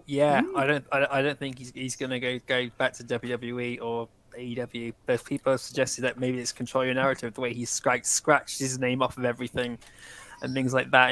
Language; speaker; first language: English; native; English